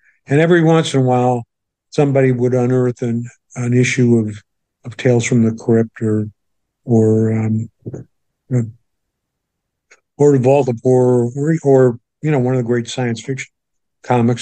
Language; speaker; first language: English; native; English